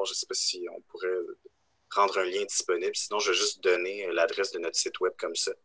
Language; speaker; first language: French; native; French